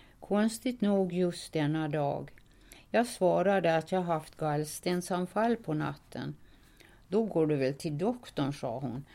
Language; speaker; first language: Swedish; native; Swedish